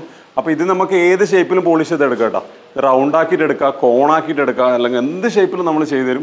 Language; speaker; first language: Malayalam; native; Malayalam